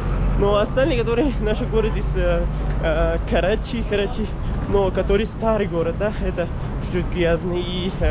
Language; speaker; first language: Russian; non-native, learner; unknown